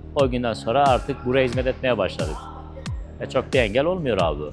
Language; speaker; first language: Turkish; native; Turkish